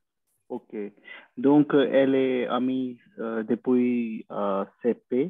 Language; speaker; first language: French; non-native, learner; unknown